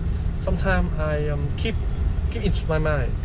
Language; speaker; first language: English; non-native, learner; Vietnamese